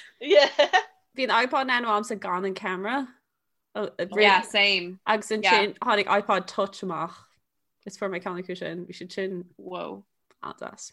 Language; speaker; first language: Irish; non-native, local second language; English